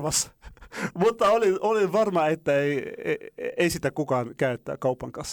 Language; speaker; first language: Finnish; non-native, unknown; Arabic